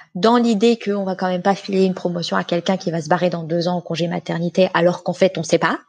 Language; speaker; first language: French; native; French